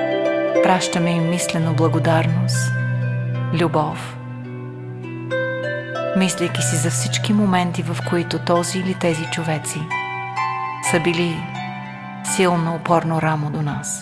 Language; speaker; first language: Bulgarian; native; Bulgarian